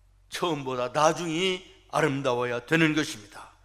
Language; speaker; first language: Korean; native; Korean